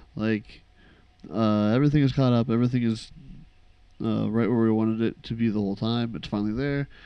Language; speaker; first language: English; native; English